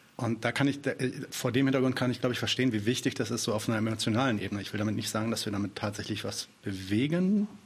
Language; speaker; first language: German; early bilingual, other home language; Arabic